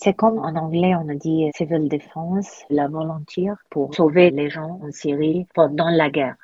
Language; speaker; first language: French; non-native, learner; Arabic